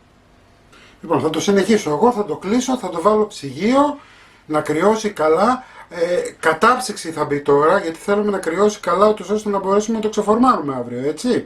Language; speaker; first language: Greek; native; Greek